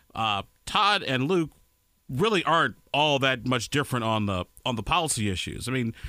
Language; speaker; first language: English; native; English